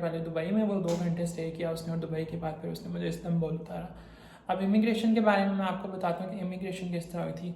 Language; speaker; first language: Urdu; non-native, local second language; Saraiki